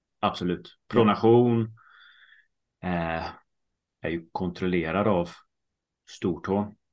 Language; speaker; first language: Swedish; early bilingual, heritage; Swedish